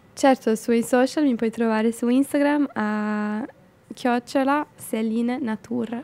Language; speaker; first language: Italian; non-native, fluent; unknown